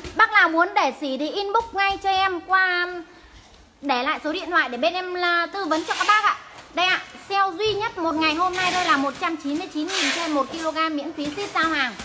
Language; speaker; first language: Vietnamese; native; Vietnamese